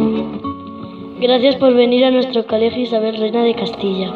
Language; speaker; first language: Spanish; native; Spanish